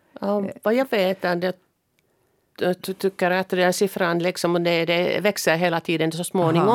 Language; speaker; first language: Swedish; non-native, local second language; Finnish